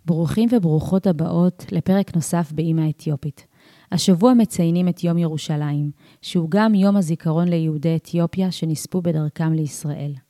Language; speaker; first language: Hebrew; early bilingual, other home language; Amharic